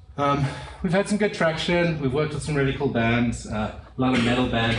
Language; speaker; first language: English; native; English